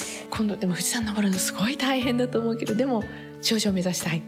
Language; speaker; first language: Japanese; native; Japanese